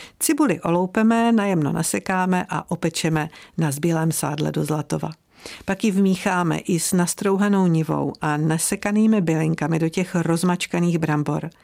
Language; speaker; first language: Czech; native; Czech